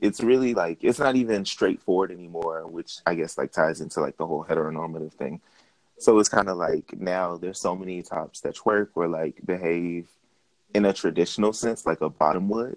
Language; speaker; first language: English; native; English